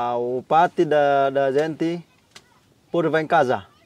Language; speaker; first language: Portuguese; non-native, learner; Vietnamese